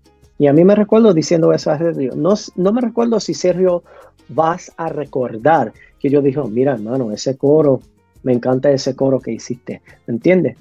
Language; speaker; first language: Spanish; early bilingual, heritage; English